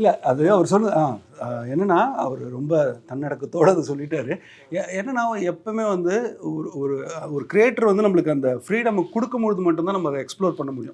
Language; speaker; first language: Tamil; native; Tamil